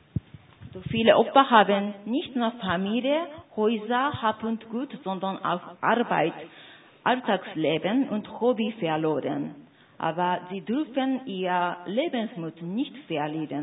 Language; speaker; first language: German; non-native, fluent; Japanese